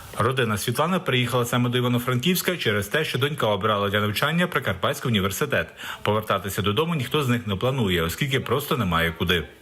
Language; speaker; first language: Ukrainian; native; Ukrainian